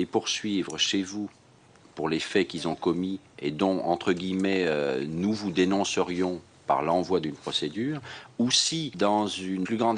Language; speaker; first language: French; native; French